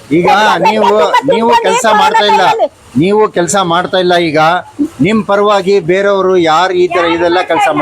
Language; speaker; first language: Kannada; non-native, local second language; Urdu